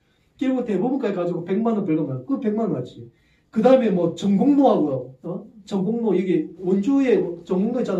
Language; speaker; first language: Korean; native; Korean